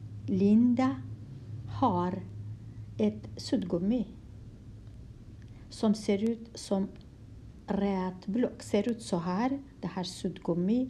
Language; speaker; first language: Swedish; non-native, fluent; Kurdish